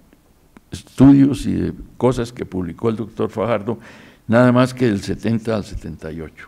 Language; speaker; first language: Spanish; native; Spanish